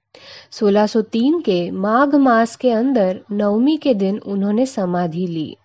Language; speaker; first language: Hindi; non-native, local second language; Marathi